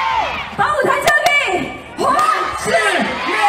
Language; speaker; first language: Chinese; native; Chinese